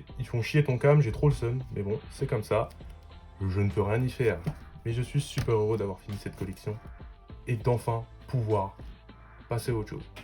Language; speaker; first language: French; native; French